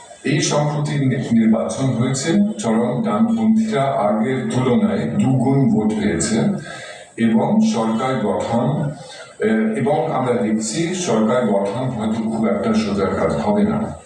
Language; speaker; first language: Bangla; non-native, fluent; German